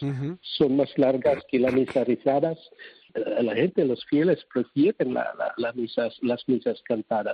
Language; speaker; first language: Spanish; non-native, fluent; Cebuano